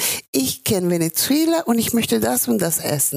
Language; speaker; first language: German; non-native, fluent; Spanish